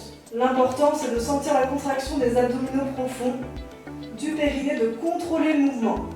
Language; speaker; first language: French; native; French